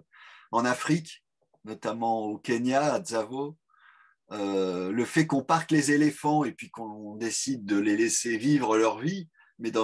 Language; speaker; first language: French; native; French